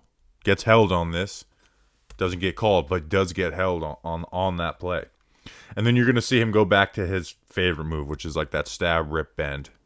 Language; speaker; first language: English; native; English